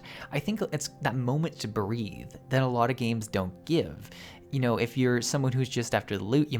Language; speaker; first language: English; native; English